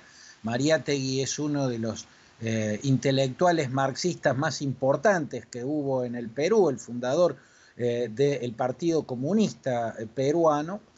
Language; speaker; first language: Spanish; native; Spanish